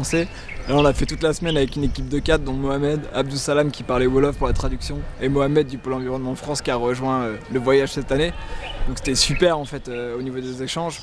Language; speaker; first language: French; native; French